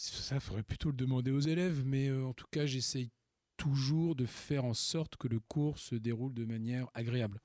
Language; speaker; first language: French; native; French